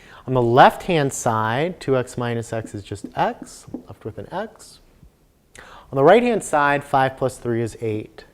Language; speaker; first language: English; native; English